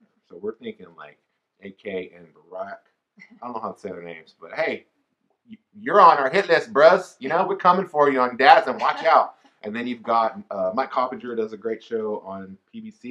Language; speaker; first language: English; native; English